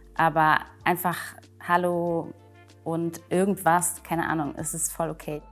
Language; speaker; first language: German; early bilingual, other home language; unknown